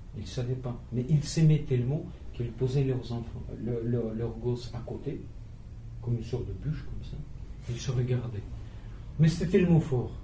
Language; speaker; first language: French; non-native, fluent; Russian